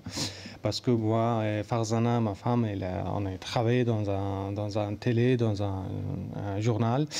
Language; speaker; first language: French; non-native, learner; Persian